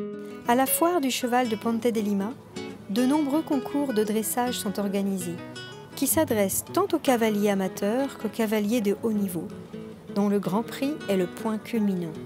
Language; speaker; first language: French; native; French